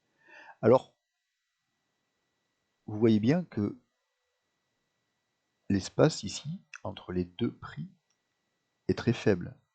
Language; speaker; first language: French; native; French